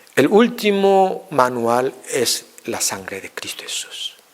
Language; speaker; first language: Spanish; non-native, fluent; Korean